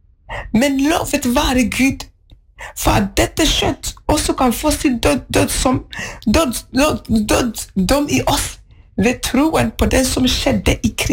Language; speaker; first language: Norwegian; non-native, fluent; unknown